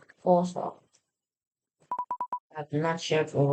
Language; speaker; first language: Russian; non-native, learner; English